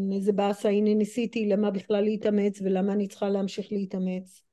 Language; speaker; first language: Hebrew; non-native, fluent; English